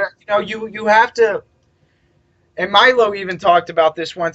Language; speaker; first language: English; native; English